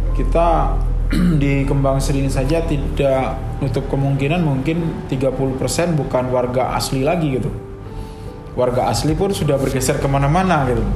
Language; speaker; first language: Indonesian; non-native, local second language; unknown